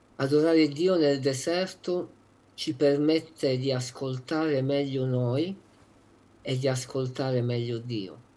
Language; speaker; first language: Italian; native; Italian